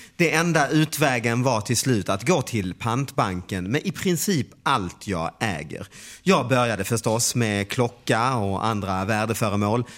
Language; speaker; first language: Swedish; native; Swedish